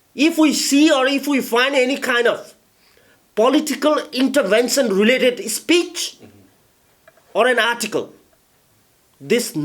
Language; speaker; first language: English; non-native, local second language; Nepali